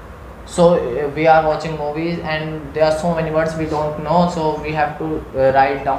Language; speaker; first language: English; non-native, learner; Hindi